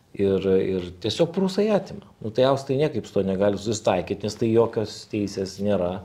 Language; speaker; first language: Lithuanian; native; Lithuanian